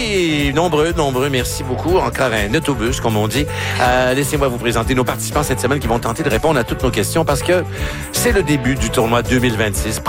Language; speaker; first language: French; native; French